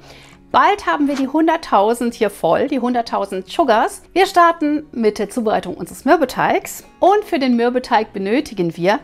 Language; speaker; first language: German; native; German